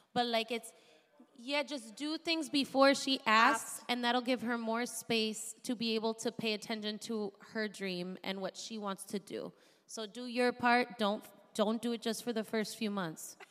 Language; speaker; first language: English; native; English